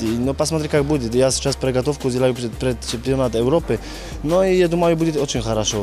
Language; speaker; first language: Russian; non-native, learner; Polish